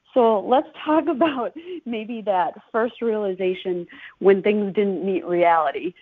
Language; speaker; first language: English; native; English